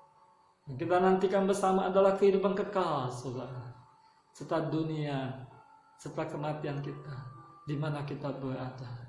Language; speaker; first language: Indonesian; native; Indonesian